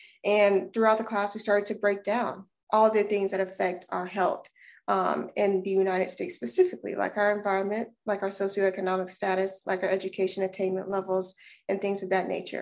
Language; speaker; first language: English; native; English